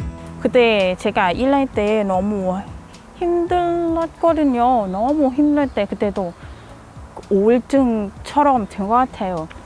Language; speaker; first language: Korean; non-native, fluent; Thai